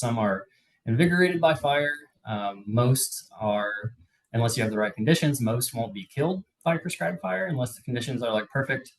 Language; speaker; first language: English; native; English